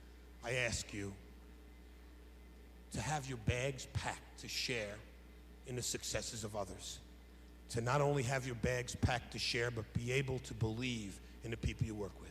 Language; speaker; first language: English; native; English